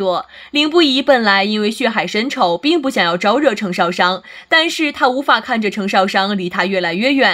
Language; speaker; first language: Chinese; native; Chinese